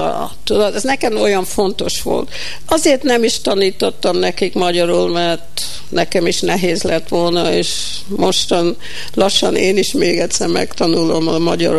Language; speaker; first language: Hungarian; early bilingual, heritage; Hungarian